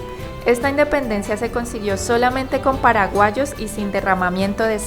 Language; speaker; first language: Spanish; native; Spanish